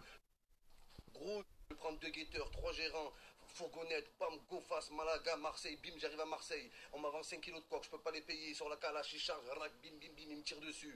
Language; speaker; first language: French; native; French